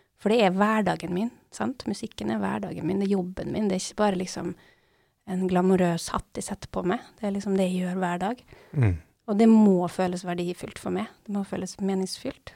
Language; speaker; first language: Norwegian; native; Norwegian